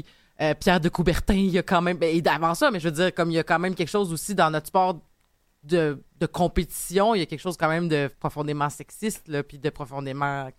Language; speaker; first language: French; native; French